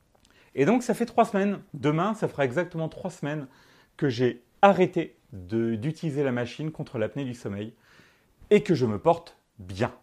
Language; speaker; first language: French; native; French